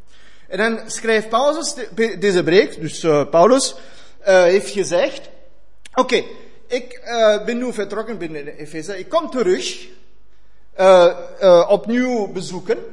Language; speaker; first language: Dutch; non-native, fluent; German